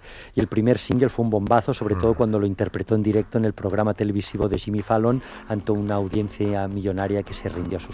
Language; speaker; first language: Spanish; native; Spanish